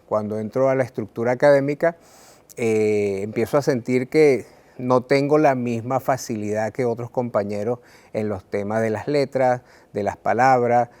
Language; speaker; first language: Spanish; native; Spanish